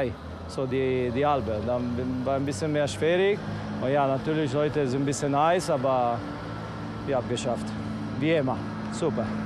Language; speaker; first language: German; non-native, learner; Italian